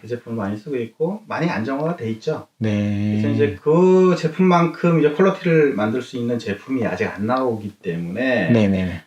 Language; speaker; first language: Korean; native; Korean